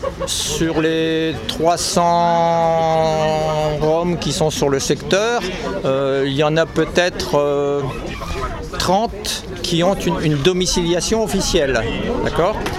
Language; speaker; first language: French; native; French